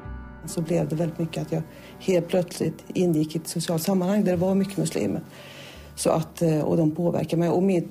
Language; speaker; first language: Swedish; native; Swedish